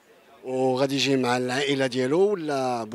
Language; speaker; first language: Arabic; native; Arabic